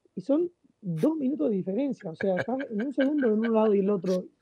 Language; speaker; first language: Spanish; native; Spanish